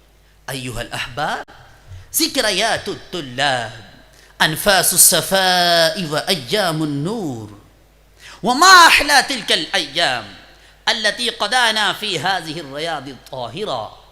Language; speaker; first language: Arabic; non-native, fluent; Urdu